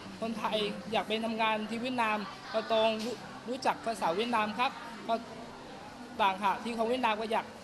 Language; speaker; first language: Thai; non-native, learner; Vietnamese